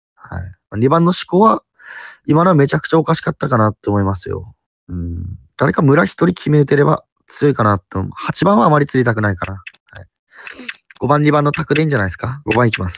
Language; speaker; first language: Japanese; native; Japanese